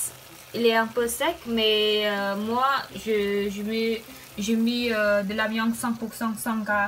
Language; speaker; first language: French; non-native, learner; Khmer